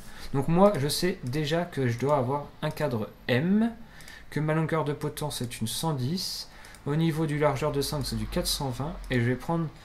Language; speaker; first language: French; native; French